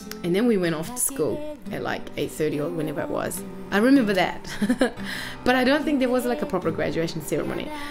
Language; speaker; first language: English; early bilingual, other home language; Japanese